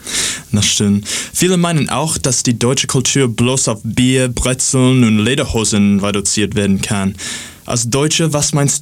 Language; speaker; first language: German; non-native, learner; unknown